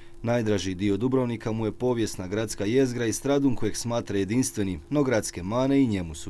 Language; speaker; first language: Serbian; native; Serbian